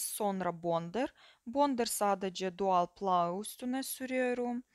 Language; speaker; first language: Turkish; non-native, fluent; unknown